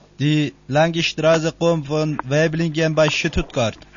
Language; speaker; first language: German; non-native, learner; Turkish